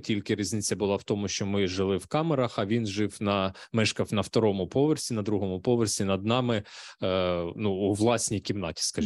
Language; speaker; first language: Ukrainian; non-native, local second language; Russian